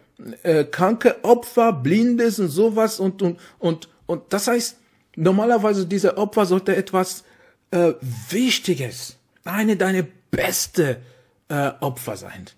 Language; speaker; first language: German; non-native, fluent; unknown